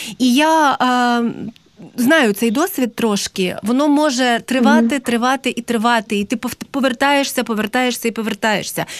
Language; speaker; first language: Ukrainian; native; Ukrainian